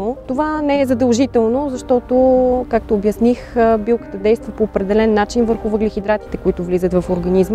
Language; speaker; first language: Bulgarian; native; Bulgarian